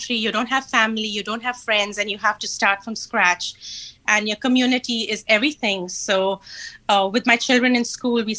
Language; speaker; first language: English; non-native, local second language; Hindi